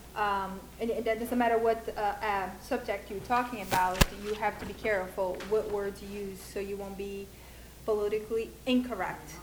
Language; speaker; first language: English; non-native, fluent; Portuguese